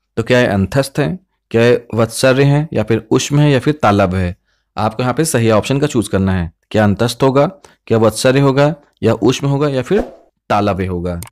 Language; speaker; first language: Hindi; native; Hindi